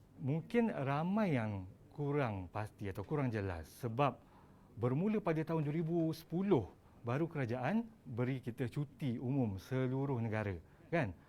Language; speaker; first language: Malay; native; Malay